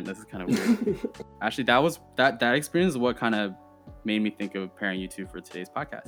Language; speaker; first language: English; early bilingual, other home language; Chinese